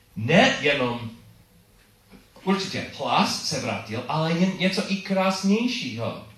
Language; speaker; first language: Czech; non-native, learner; English